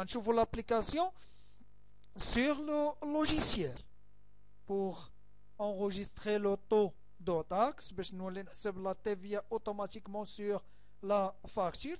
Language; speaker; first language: French; non-native, local second language; Arabic